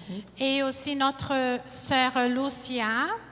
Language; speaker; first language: French; non-native, fluent; Portuguese